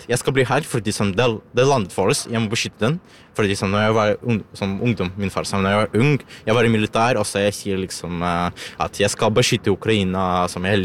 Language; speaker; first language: Norwegian; non-native, learner; Ukrainian